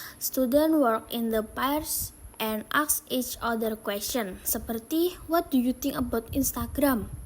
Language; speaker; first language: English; non-native, learner; Indonesian